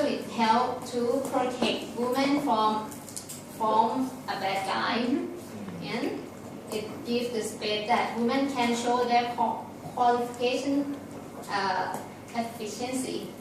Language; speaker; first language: English; non-native, learner; Thai